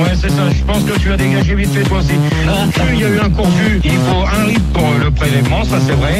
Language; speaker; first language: French; native; French